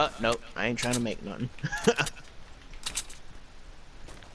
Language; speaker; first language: English; native; English